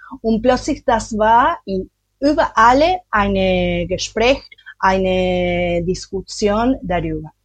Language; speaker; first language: German; non-native, learner; Spanish